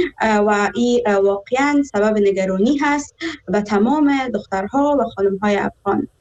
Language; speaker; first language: Persian; native; Persian